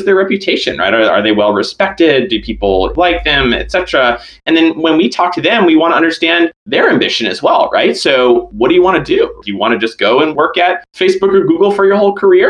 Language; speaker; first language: English; native; English